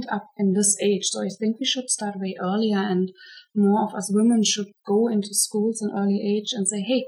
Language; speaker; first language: English; non-native, fluent; German